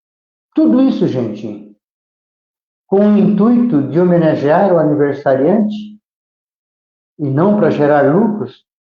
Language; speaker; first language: Portuguese; native; Portuguese